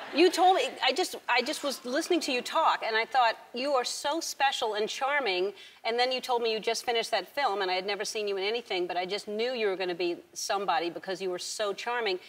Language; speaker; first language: English; native; English